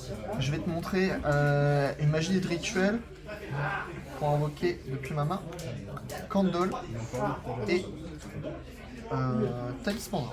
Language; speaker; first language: French; native; French